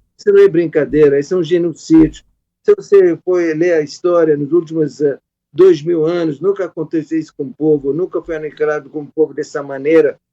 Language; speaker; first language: Portuguese; non-native, fluent; Arabic